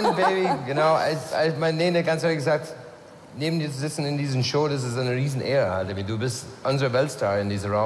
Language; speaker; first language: German; non-native, fluent; English